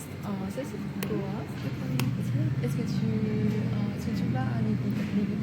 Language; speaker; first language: French; non-native, fluent; Vietnamese